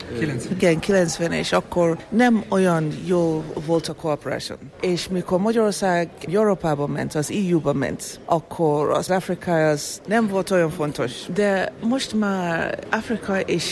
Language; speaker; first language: Hungarian; early bilingual, heritage; Hungarian